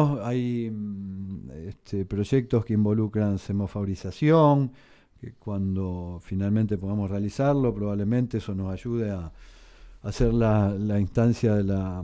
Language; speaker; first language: Spanish; native; Spanish